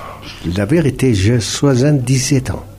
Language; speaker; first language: French; non-native, fluent; Spanish